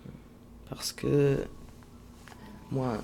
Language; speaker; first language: French; non-native, fluent; English